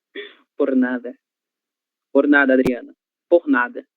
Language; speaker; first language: Spanish; non-native, learner; Portuguese